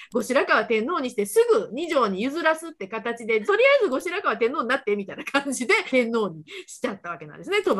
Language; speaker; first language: Japanese; native; Japanese